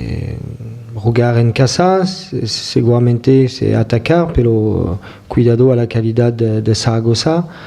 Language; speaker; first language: Spanish; non-native, fluent; French